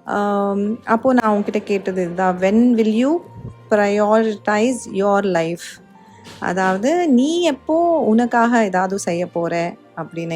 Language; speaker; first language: Tamil; native; Tamil